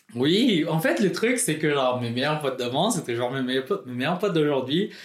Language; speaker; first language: French; non-native, fluent; Filipino